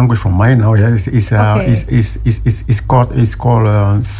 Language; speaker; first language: English; non-native, local second language; French